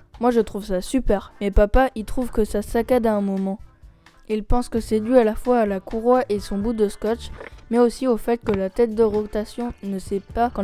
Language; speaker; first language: French; native; French